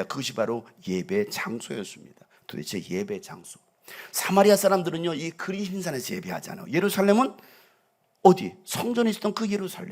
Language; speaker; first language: Korean; native; Korean